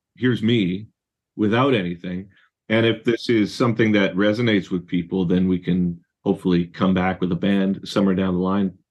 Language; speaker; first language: English; native; English